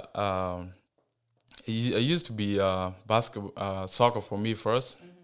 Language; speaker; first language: English; non-native, fluent; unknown